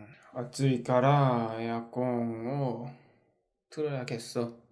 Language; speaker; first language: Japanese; non-native, learner; Korean